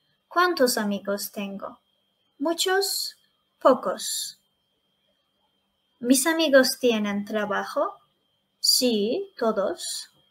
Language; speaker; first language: Spanish; non-native, fluent; Turkish